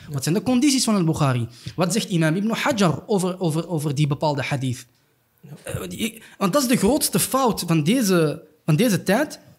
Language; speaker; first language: Dutch; early bilingual, other home language; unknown